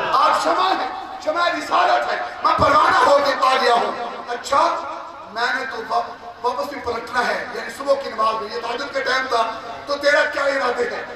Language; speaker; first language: Urdu; non-native, local second language; Saraiki